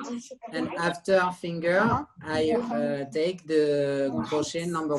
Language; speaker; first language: English; non-native, learner; French